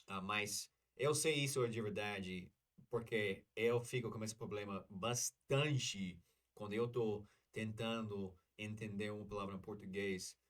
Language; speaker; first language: Portuguese; non-native, learner; English